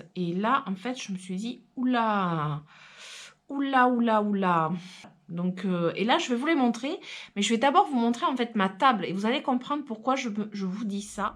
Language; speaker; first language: French; native; French